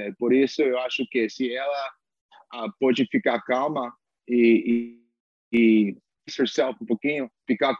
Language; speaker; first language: Portuguese; non-native, learner; English